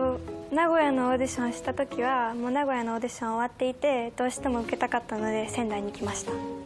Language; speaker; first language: Japanese; non-native, fluent; English